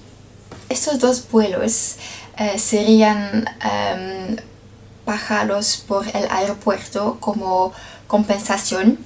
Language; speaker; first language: Spanish; non-native, learner; Dutch